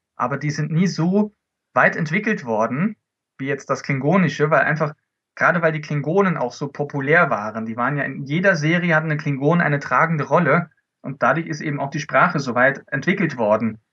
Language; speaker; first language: German; early bilingual, other home language; Dutch